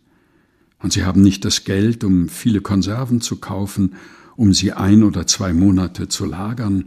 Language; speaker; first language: German; non-native, fluent; Portuguese